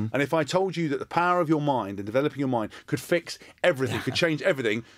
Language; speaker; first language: English; native; English